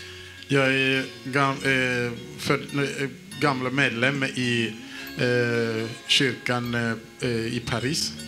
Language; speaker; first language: Swedish; non-native, fluent; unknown